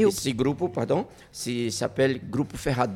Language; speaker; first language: French; non-native, learner; Portuguese